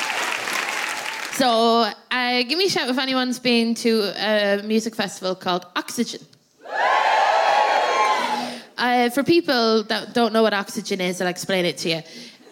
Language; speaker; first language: English; native; English